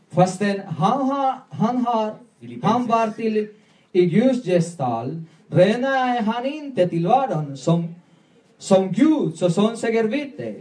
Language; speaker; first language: Swedish; non-native, learner; Spanish